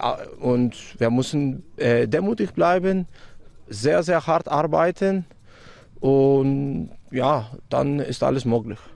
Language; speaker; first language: German; non-native, fluent; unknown